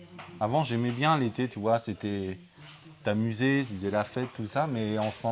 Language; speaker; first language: French; native; French